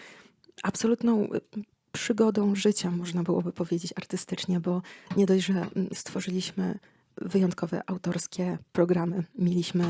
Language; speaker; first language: Polish; native; Polish